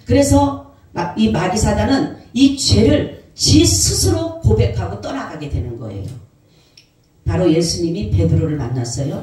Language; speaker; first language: Korean; native; Korean